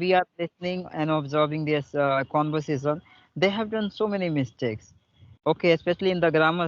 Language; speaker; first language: English; non-native, local second language; Hindi